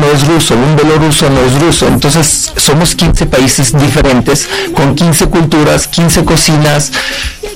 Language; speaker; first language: Spanish; non-native, fluent; Russian